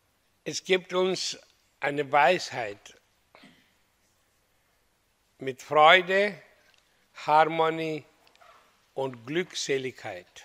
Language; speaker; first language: German; non-native, fluent; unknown